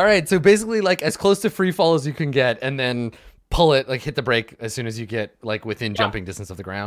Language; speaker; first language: English; native; English